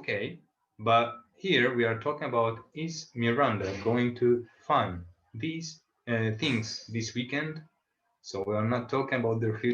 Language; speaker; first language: English; non-native, learner; Arabic